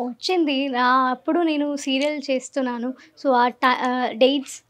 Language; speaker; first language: Telugu; non-native, learner; Malayalam